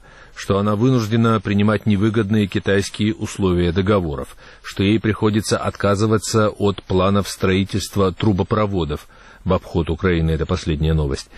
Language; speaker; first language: Russian; native; Russian